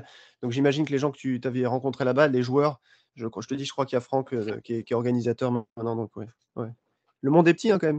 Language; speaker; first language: French; native; French